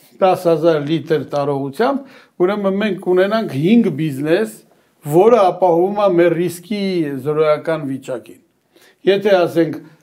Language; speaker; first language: Armenian; native; Armenian